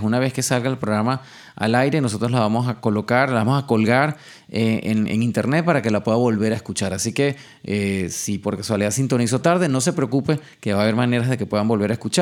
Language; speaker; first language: Spanish; native; Spanish